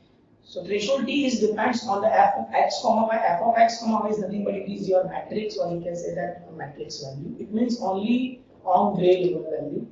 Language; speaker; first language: English; non-native, local second language; Gujarati